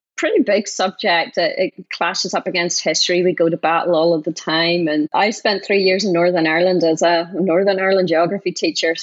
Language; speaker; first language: English; native; English